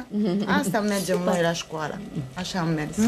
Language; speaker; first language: Romanian; non-native, learner; Japanese